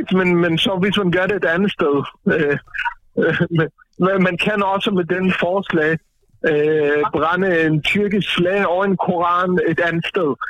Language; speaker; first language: Danish; non-native, fluent; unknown